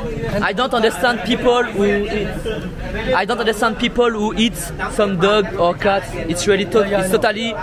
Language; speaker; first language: English; non-native, learner; French